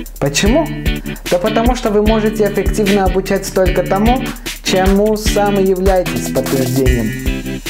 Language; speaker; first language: Russian; non-native, fluent; Armenian